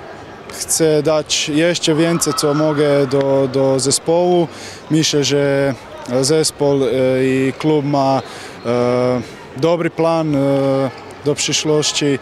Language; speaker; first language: Polish; non-native, learner; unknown